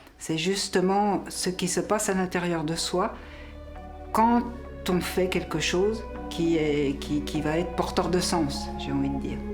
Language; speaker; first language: French; native; French